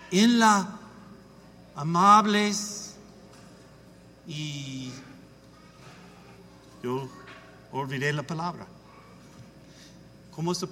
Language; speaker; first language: Spanish; non-native, learner; English